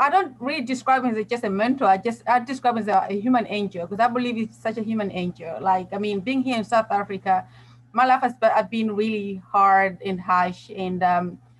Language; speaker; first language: English; non-native, local second language; Nyanja